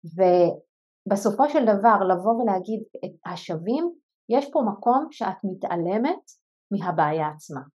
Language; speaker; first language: Hebrew; non-native, local second language; Arabic